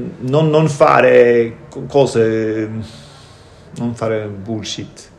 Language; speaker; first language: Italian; non-native, learner; Norwegian